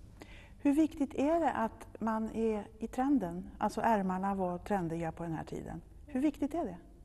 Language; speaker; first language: Swedish; native; Swedish